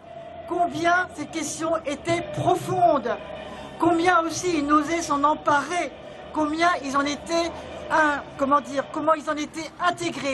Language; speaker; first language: French; native; French